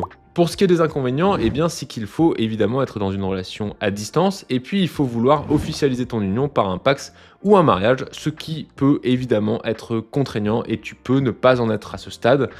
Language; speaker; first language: French; native; French